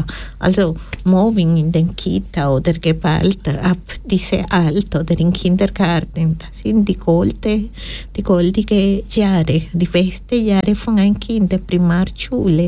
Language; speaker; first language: German; non-native, fluent; Spanish